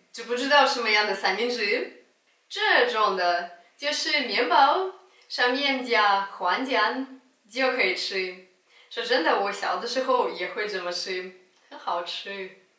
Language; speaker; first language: Chinese; non-native, fluent; Russian